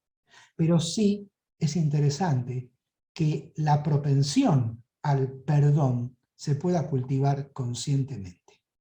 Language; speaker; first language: Spanish; native; Spanish